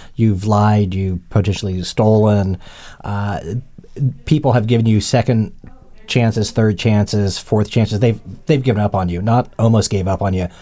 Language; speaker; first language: English; native; English